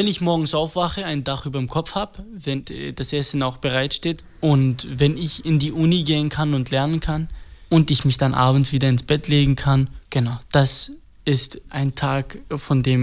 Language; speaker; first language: German; non-native, fluent; Kurdish